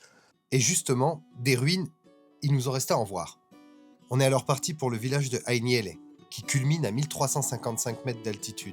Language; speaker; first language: French; native; French